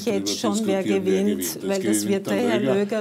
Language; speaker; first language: German; native; German